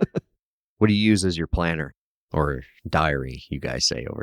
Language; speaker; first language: English; native; English